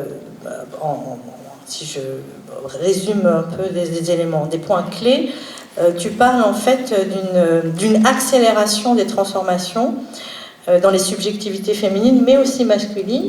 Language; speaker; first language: French; native; French